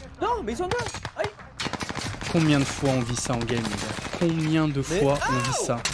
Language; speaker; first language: French; native; French